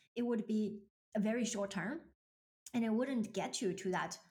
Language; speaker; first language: English; non-native, fluent; Chinese